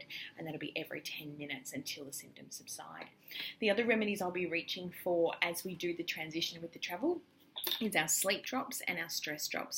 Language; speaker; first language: English; native; English